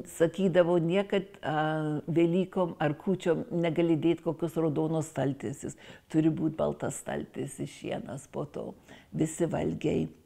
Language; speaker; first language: Lithuanian; early bilingual, heritage; Lithuanian